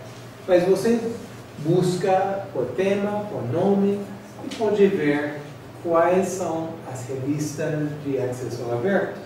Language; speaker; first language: Portuguese; non-native, fluent; English